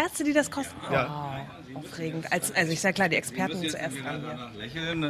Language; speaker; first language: German; native; German